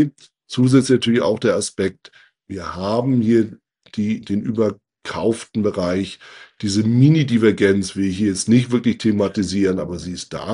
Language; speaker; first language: German; native; German